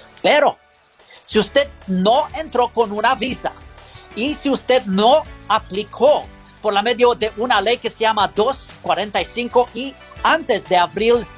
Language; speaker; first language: Spanish; non-native, learner; English